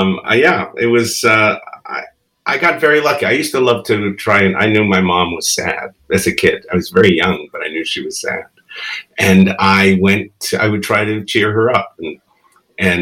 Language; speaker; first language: English; early bilingual, other home language; Spanish